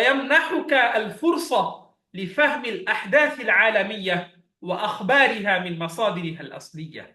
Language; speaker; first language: Arabic; non-native, fluent; Bangla